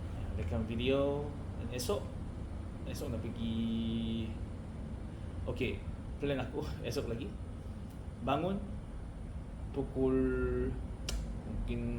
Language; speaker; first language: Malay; non-native, learner; Korean